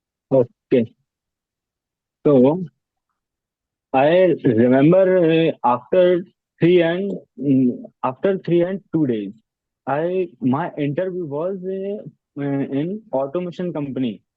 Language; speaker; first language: English; non-native, learner; Hindi